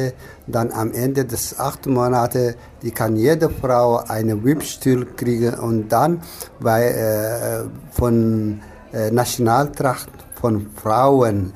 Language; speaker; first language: German; non-native, fluent; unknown